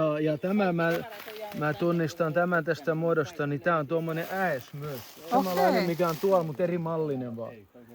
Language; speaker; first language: Finnish; native; Finnish